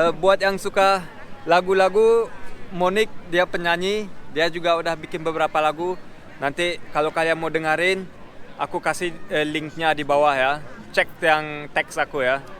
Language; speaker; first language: Indonesian; early bilingual, heritage; Indonesian